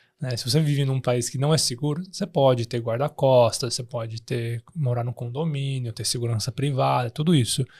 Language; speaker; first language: Portuguese; early bilingual, other home language; Chinese